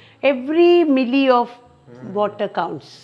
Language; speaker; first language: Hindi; non-native, local second language; Malayalam